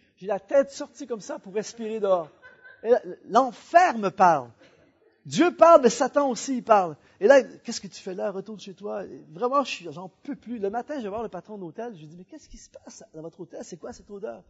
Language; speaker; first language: French; native; French